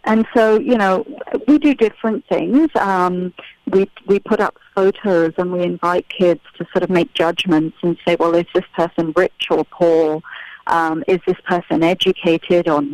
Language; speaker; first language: English; native; English